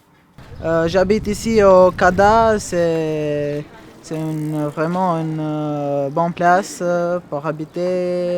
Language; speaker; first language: French; non-native, learner; Albanian